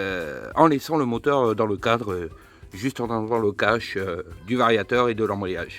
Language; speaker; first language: French; native; French